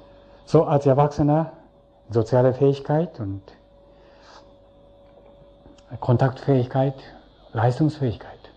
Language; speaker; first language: German; non-native, fluent; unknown